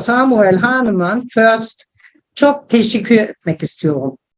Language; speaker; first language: Turkish; non-native, learner; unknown